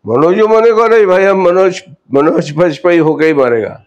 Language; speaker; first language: Hindi; non-native, local second language; Bangla